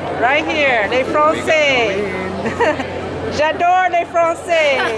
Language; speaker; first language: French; non-native, learner; English